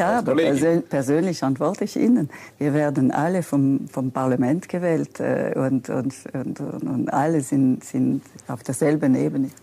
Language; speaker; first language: German; non-native, local second language; French